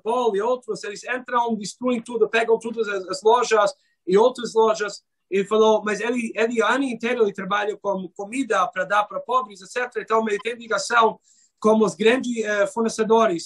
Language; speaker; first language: Portuguese; non-native, fluent; Hebrew